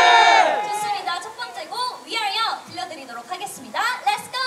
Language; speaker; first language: Korean; non-native, fluent; Japanese